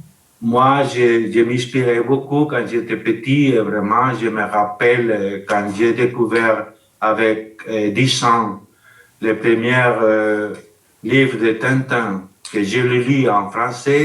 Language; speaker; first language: French; non-native, learner; Spanish